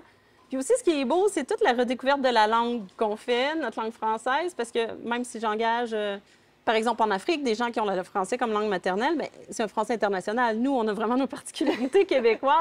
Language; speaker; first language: French; native; French